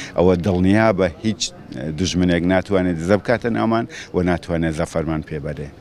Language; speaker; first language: Central Kurdish; non-native, local second language; Gurani